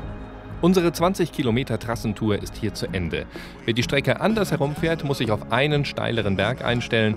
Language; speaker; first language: German; native; German